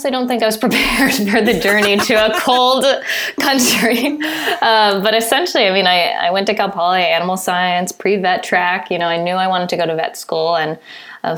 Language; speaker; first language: English; native; English